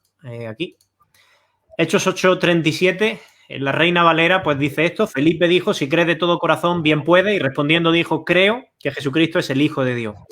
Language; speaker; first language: Spanish; native; Spanish